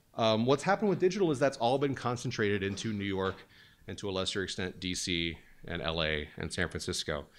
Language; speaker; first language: English; native; English